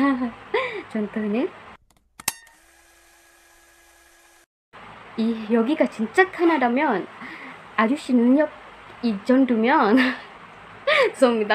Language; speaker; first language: Korean; non-native, learner; Malay